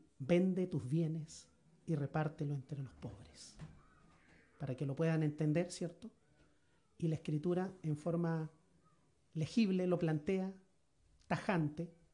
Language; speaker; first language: Spanish; native; Spanish